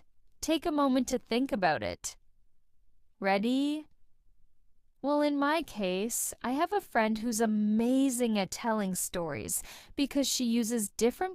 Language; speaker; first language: English; non-native, fluent; Spanish